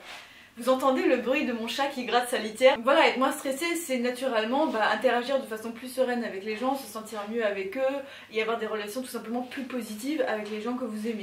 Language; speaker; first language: French; native; French